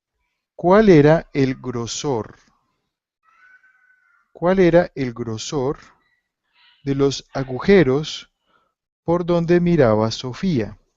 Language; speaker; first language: Spanish; native; Spanish